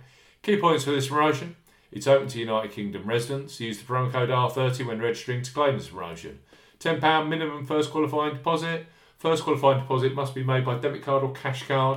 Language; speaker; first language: English; native; English